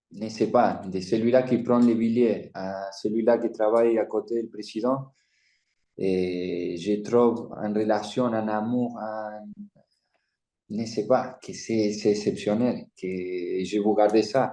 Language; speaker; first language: French; non-native, fluent; Spanish